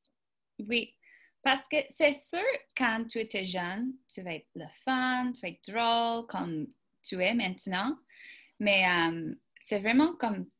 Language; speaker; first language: French; non-native, learner; English